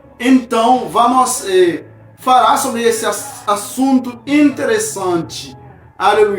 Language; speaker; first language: Portuguese; non-native, fluent; Haitian Creole